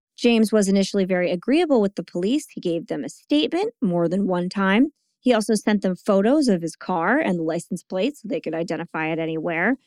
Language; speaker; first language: English; native; English